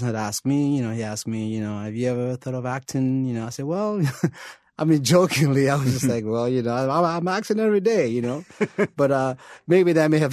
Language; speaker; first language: English; non-native, local second language; Yoruba